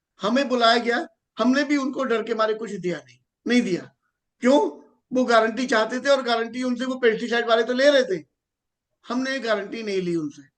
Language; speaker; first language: Hindi; native; Hindi